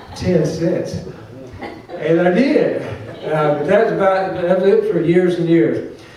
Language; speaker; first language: English; native; English